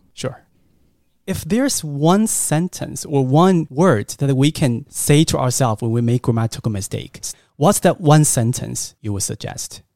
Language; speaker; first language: English; non-native, fluent; Chinese